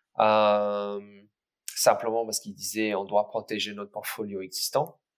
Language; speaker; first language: French; early bilingual, other home language; English